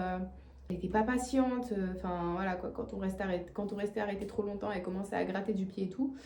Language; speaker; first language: French; native; French